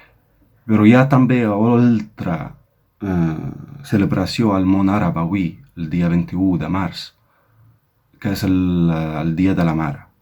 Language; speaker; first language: Catalan; non-native, fluent; Arabic